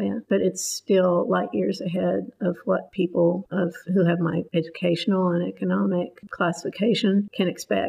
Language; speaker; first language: English; native; English